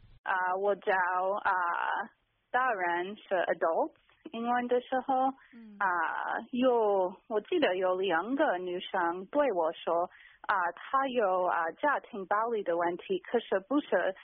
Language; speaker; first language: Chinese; early bilingual, heritage; Chinese